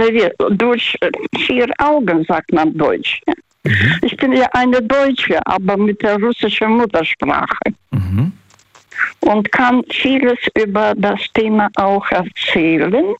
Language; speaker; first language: German; early bilingual, heritage; Russian